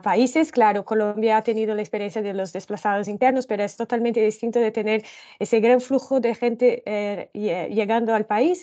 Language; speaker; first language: Spanish; non-native, fluent; Portuguese